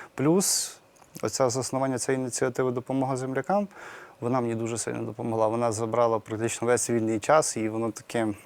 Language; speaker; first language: Ukrainian; native; Ukrainian